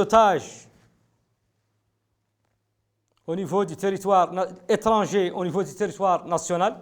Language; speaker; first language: French; non-native, local second language; Arabic